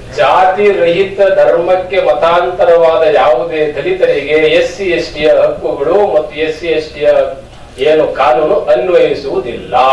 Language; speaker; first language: Kannada; native; Kannada